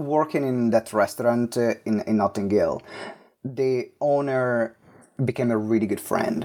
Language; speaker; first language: English; non-native, fluent; Italian